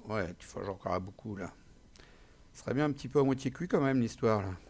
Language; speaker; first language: French; native; French